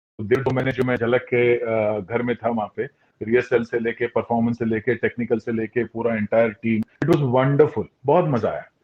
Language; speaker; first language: Hindi; non-native, local second language; Tulu